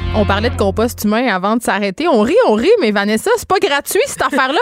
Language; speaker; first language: French; native; French